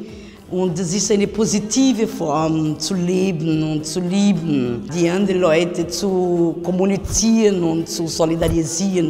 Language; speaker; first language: German; non-native, fluent; Portuguese